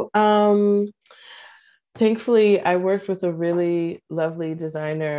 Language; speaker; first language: English; native; English